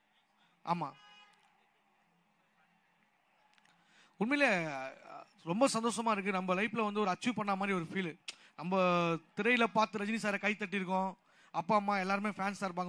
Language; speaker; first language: Tamil; native; Tamil